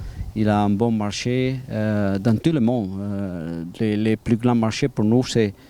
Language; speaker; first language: French; non-native, learner; Italian